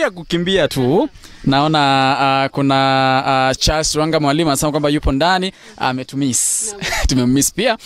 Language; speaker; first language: Swahili; non-native, local second language; Gusii